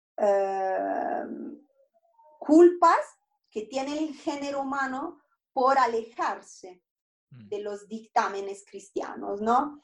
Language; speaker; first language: Spanish; non-native, fluent; Italian